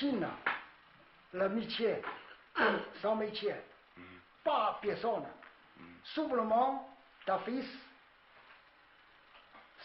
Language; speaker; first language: French; non-native, learner; Chinese